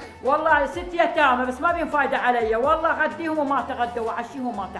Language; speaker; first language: Arabic; native; Arabic